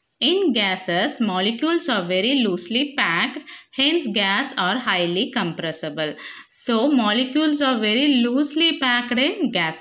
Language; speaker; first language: English; non-native, local second language; Tamil